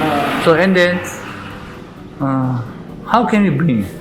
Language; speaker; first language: English; non-native, learner; Korean